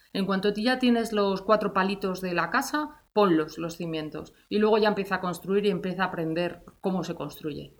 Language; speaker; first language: Spanish; native; Spanish